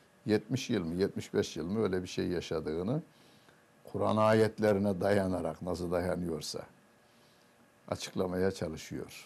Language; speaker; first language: Turkish; native; Turkish